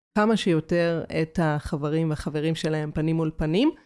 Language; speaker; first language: Hebrew; native; Hebrew